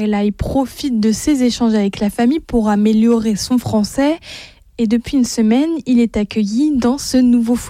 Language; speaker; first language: French; native; French